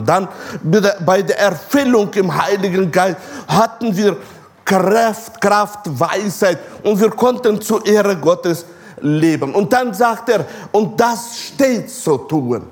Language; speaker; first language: German; non-native, fluent; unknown